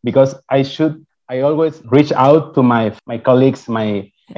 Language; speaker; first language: English; non-native, fluent; Spanish